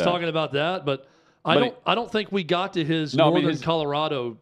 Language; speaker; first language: English; native; English